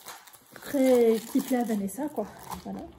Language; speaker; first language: French; native; French